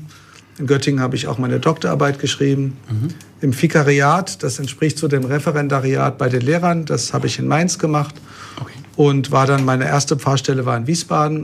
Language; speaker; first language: German; native; German